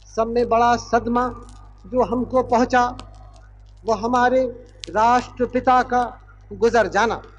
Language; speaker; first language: Hindi; native; Hindi